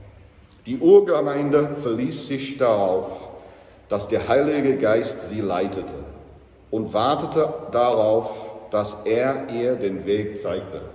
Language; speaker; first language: German; non-native, fluent; English